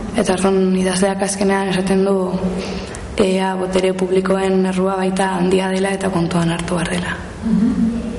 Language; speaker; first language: Basque; non-native, local second language; Spanish